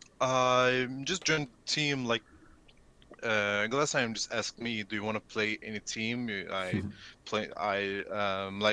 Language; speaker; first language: English; non-native, learner; Turkish